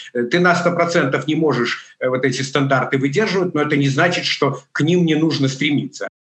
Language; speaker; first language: Russian; native; Russian